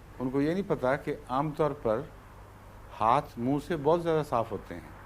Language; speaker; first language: Urdu; native; Urdu